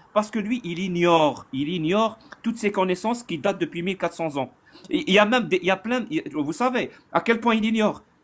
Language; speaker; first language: French; non-native, local second language; Arabic